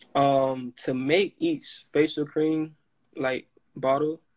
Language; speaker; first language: English; native; English